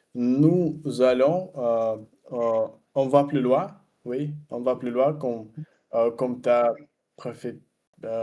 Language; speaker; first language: French; non-native, learner; Russian